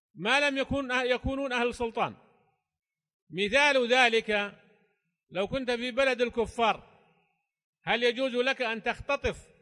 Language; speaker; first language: Arabic; native; Arabic